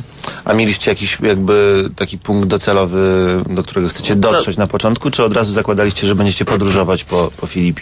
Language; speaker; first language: Polish; native; Polish